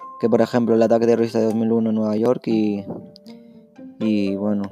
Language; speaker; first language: Spanish; early bilingual, other home language; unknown